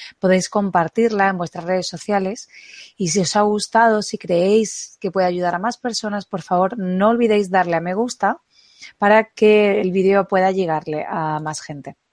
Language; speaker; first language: Spanish; native; Spanish